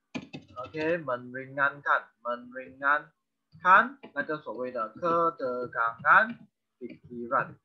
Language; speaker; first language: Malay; non-native, local second language; Chinese